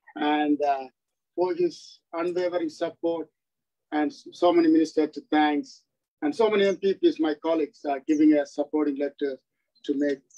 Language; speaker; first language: English; non-native, local second language; Tamil